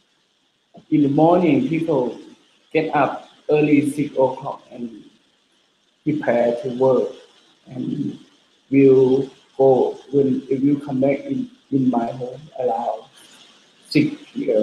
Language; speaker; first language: English; non-native, learner; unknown